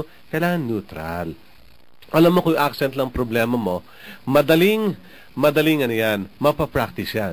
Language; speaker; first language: Filipino; native; Filipino